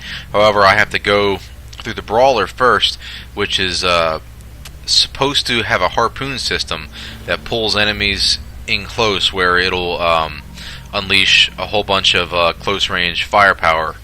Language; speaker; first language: English; native; English